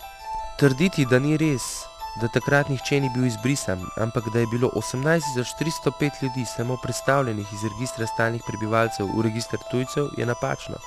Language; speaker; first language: Slovenian; native; Slovenian